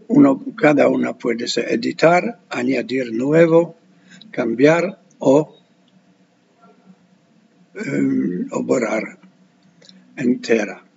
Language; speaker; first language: Spanish; non-native, fluent; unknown